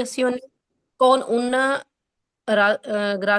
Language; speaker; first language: Italian; non-native, learner; Punjabi